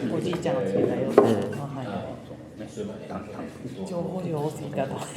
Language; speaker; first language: Japanese; native; Japanese